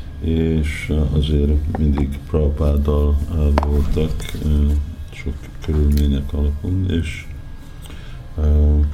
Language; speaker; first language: Hungarian; early bilingual, heritage; Hungarian